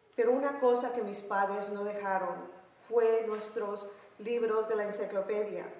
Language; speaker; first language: Spanish; early bilingual, heritage; Spanish